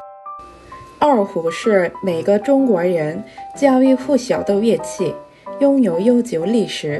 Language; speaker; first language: Chinese; non-native, fluent; Korean